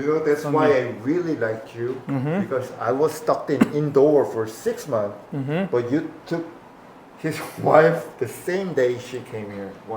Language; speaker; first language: English; non-native, fluent; Korean